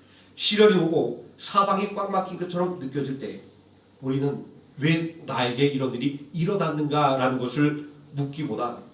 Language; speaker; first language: Korean; native; Korean